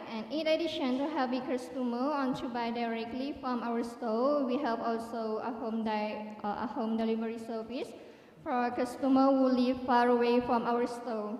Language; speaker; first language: English; non-native, learner; Thai